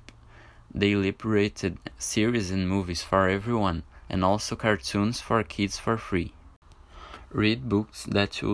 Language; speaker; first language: English; non-native, learner; Portuguese